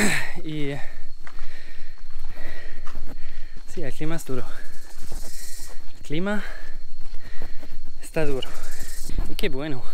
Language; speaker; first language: Spanish; non-native, learner; German